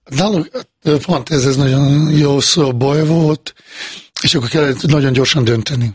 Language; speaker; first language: Hungarian; non-native, fluent; Bosnian